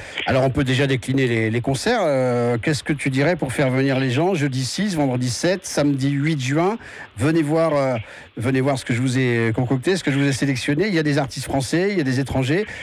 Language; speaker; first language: French; native; French